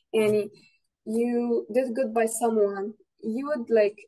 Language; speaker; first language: English; non-native, fluent; Arabic